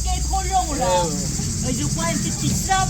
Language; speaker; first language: French; non-native, learner; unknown